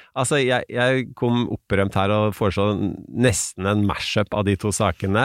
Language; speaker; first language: Norwegian; native; Norwegian